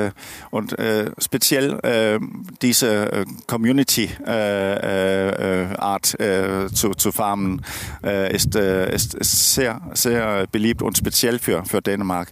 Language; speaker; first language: German; non-native, learner; Danish